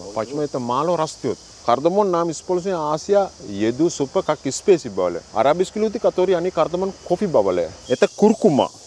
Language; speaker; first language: Russian; non-native, learner; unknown